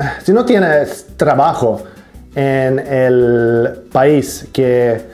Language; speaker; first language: Spanish; non-native, learner; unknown